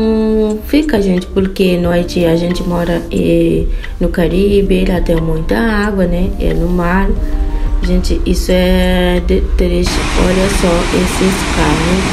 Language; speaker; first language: Portuguese; non-native, fluent; Haitian Creole